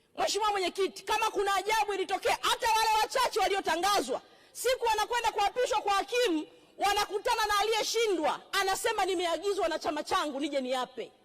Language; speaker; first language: Swahili; native; Swahili